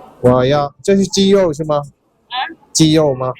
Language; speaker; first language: Chinese; non-native, learner; Thai